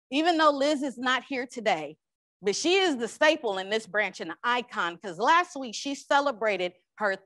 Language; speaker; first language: English; native; English